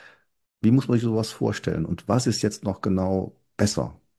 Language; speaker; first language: German; native; German